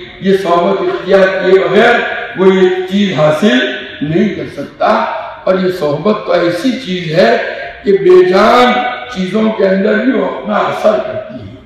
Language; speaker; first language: Urdu; non-native, local second language; Gujarati